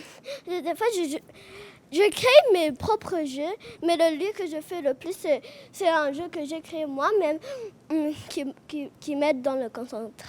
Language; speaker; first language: French; non-native, learner; English